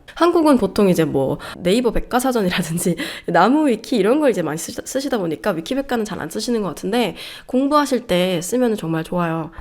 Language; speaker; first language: Korean; early bilingual, heritage; Korean